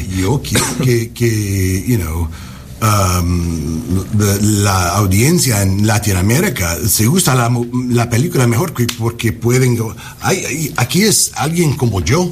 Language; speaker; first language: Spanish; non-native, learner; English